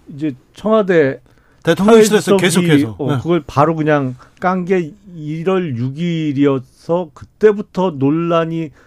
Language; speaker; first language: Korean; native; Korean